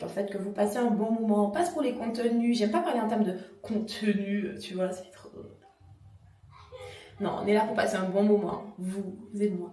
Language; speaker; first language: French; native; French